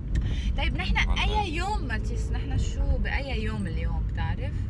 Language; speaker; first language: Arabic; native; Arabic